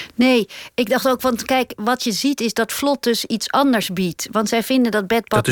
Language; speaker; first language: Dutch; native; Dutch